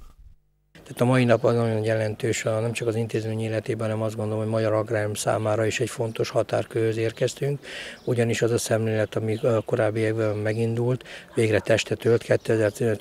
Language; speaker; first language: Hungarian; native; Hungarian